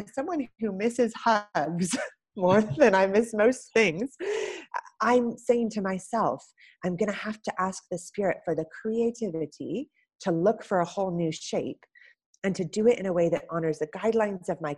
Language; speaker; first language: English; native; English